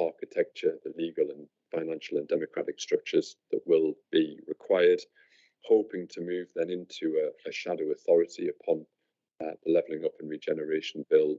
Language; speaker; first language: English; native; English